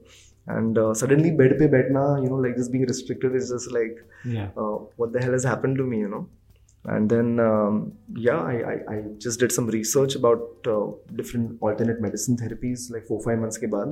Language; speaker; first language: English; non-native, local second language; Hindi